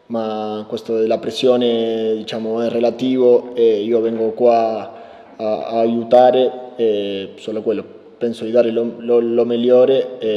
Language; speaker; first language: Italian; non-native, learner; Spanish